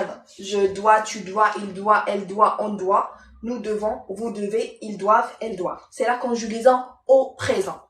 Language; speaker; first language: French; non-native, local second language; Arabic